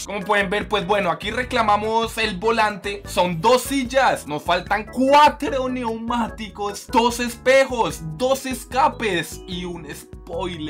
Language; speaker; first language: Spanish; native; Spanish